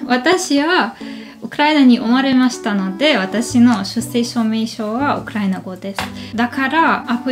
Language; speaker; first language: Japanese; non-native, learner; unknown